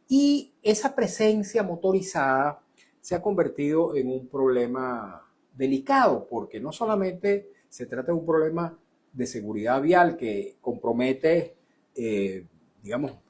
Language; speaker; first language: Spanish; native; Spanish